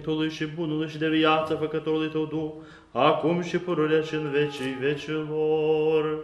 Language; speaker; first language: Romanian; native; Romanian